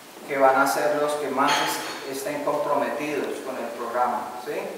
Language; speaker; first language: Spanish; native; Spanish